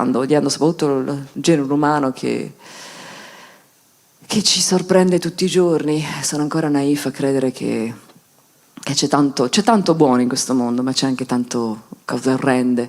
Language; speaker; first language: Italian; native; Italian